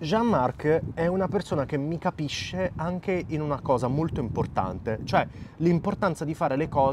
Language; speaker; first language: Italian; native; Italian